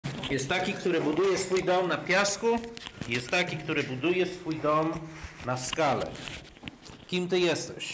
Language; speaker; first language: Polish; non-native, fluent; English